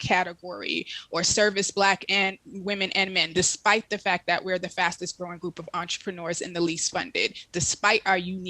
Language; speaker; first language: English; native; English